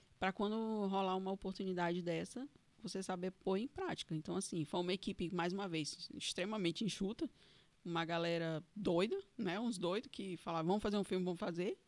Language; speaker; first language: Portuguese; native; Portuguese